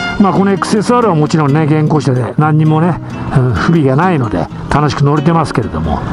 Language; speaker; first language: Japanese; native; Japanese